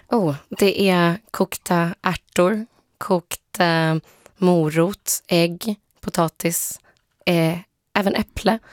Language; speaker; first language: Swedish; early bilingual, other home language; Polish